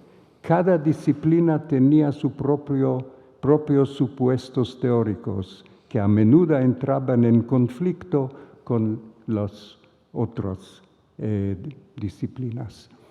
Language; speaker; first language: Spanish; non-native, fluent; Hebrew